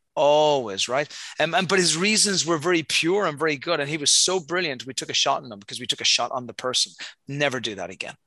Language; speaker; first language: English; native; English